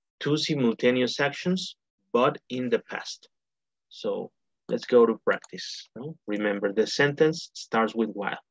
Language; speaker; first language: English; non-native, fluent; Spanish